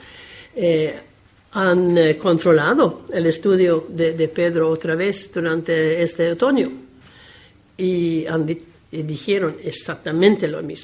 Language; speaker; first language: Spanish; non-native, fluent; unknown